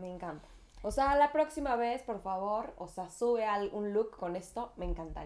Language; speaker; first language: Spanish; native; Spanish